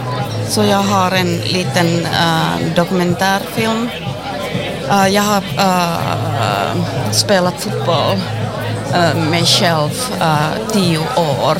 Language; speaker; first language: Swedish; non-native, local second language; Finnish